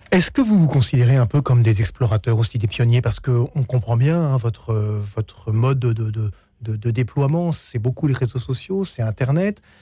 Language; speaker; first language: French; native; French